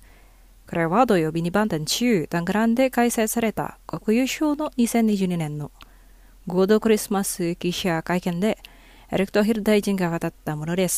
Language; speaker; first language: Japanese; non-native, fluent; Indonesian